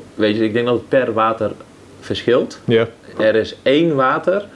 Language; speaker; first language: Dutch; native; Dutch